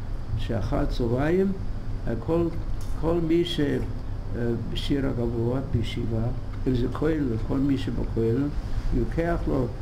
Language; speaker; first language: Hebrew; non-native, fluent; English